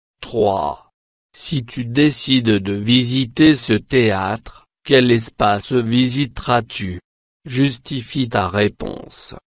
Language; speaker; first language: French; non-native, local second language; Arabic